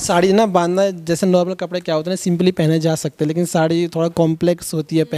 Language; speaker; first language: Hindi; native; Hindi